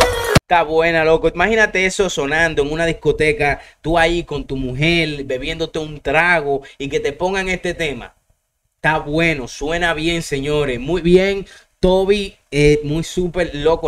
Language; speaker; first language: Spanish; native; Spanish